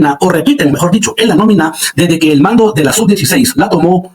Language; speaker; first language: Spanish; native; Spanish